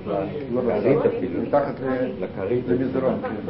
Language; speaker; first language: Hebrew; non-native, fluent; Russian